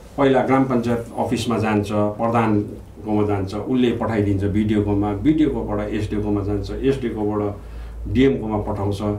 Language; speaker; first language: Nepali; native; Nepali